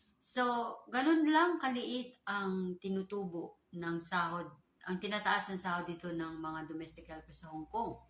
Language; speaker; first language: Filipino; native; Filipino